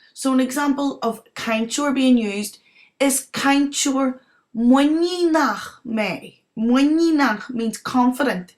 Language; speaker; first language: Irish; non-native, local second language; English